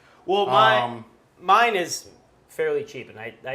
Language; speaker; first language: English; native; English